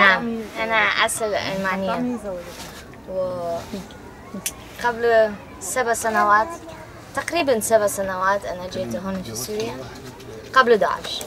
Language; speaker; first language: Arabic; non-native, learner; German